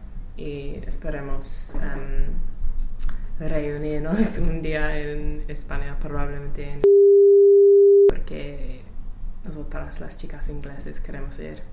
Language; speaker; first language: Spanish; non-native, learner; English